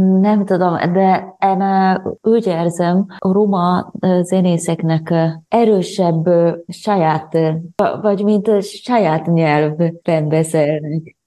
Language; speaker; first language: Hungarian; non-native, learner; Japanese